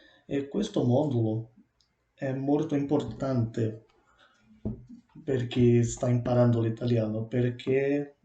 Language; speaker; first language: Italian; non-native, learner; Portuguese